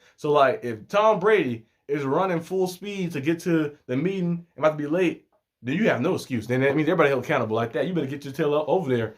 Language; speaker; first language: English; native; English